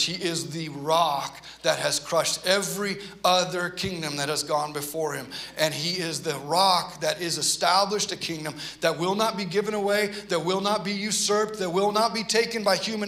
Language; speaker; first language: English; native; English